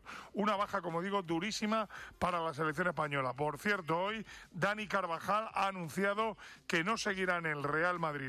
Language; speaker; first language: Spanish; native; Spanish